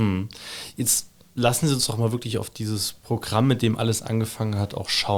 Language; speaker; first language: German; native; German